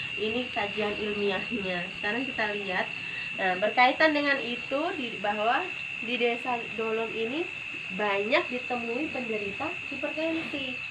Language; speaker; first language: Indonesian; non-native, local second language; Sundanese